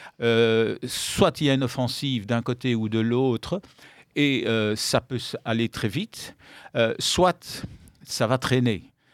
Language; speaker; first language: French; native; French